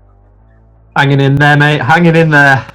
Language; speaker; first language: English; native; English